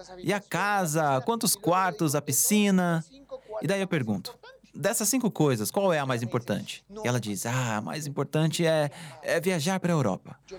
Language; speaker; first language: Portuguese; non-native, fluent; Spanish